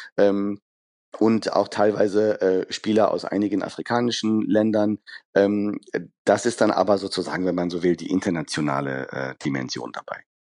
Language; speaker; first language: German; early bilingual, other home language; Persian